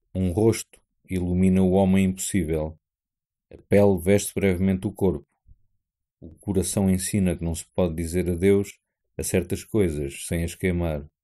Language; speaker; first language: Portuguese; native; Portuguese